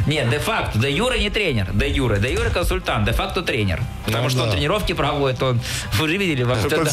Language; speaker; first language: Russian; native; Russian